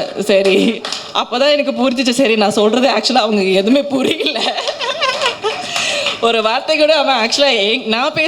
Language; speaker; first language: Tamil; non-native, learner; Malayalam